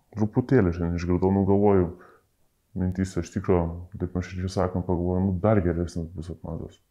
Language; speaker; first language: Lithuanian; native; Lithuanian